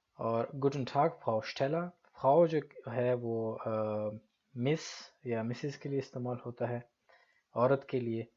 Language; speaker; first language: Urdu; native; Urdu